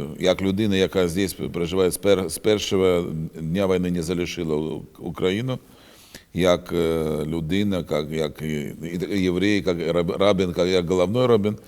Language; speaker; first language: Ukrainian; non-native, learner; Russian